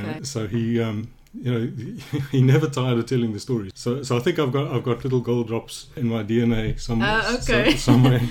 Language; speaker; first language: English; native; English